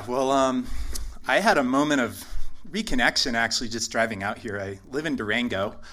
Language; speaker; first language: English; native; English